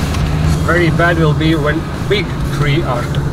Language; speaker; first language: English; non-native, learner; Latvian